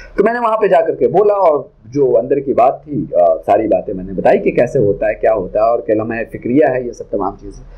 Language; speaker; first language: Hindi; native; Hindi